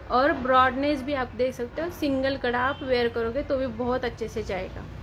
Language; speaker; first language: Hindi; non-native, local second language; Marathi